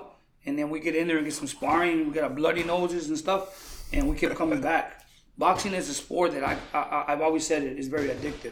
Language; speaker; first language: English; early bilingual, other home language; Spanish